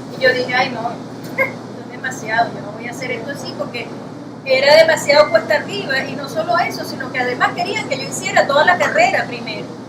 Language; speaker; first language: Spanish; native; Spanish